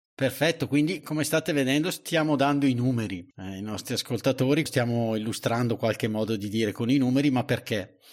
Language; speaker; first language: Italian; native; Italian